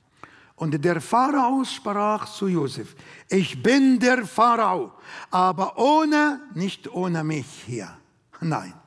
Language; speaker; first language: German; non-native, learner; Arabic